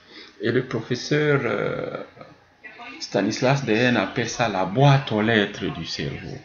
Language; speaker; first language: French; non-native, local second language; Swahili